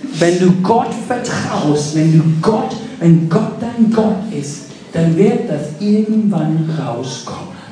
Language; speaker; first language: German; non-native, fluent; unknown